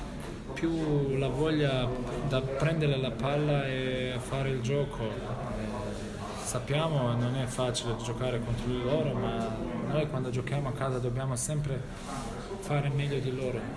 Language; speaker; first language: Italian; non-native, fluent; Bosnian